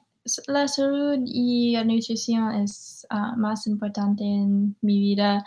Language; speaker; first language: Spanish; non-native, learner; English